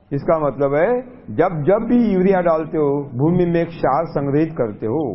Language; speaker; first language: Hindi; non-native, local second language; Marathi